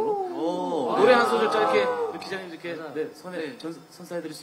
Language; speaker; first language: Korean; native; Korean